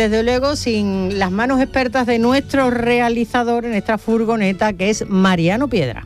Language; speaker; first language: Spanish; native; Spanish